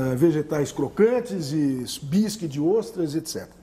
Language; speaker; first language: Portuguese; native; Portuguese